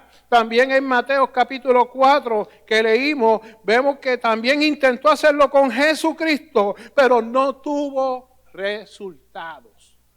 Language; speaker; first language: Spanish; native; Spanish